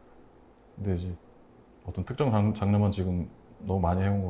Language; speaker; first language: Korean; native; Korean